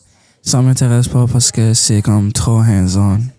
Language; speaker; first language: French; non-native, local second language; English